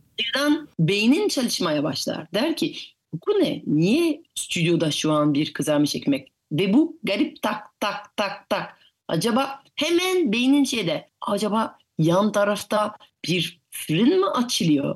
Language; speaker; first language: Turkish; non-native, fluent; French